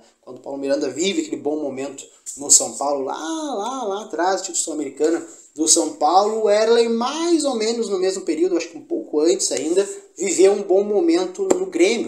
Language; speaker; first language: Portuguese; native; Portuguese